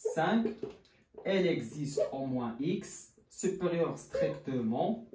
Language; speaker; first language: French; non-native, local second language; Arabic